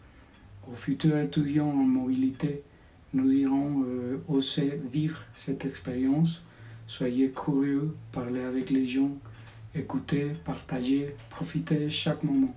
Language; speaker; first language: French; non-native, fluent; Spanish